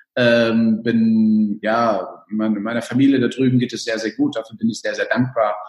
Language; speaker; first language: German; early bilingual, other home language; Spanish